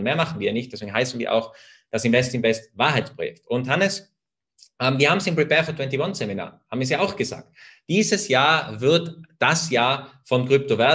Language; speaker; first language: German; native; German